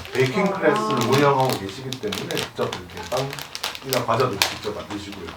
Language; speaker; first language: Korean; native; Korean